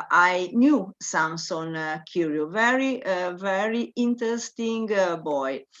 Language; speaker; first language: English; non-native, learner; Italian